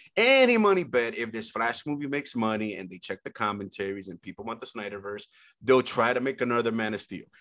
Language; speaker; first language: English; early bilingual, other home language; Spanish